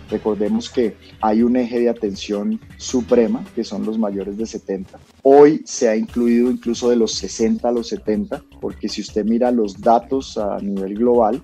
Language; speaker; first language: Spanish; native; Spanish